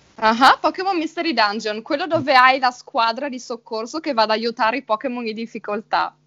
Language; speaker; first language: Italian; native; Italian